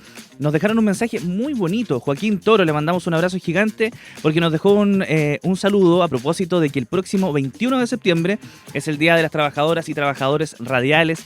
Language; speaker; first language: Spanish; native; Spanish